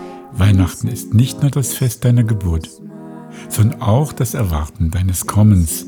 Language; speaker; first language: German; native; German